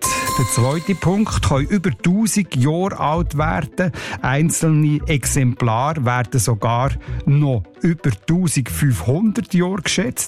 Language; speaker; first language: German; native; German